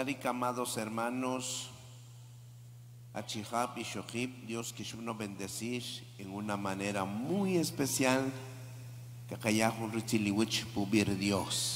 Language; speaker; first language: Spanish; non-native, local second language; Kʼicheʼ